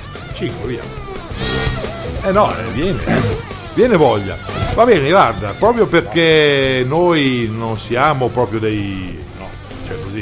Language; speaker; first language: Italian; native; Italian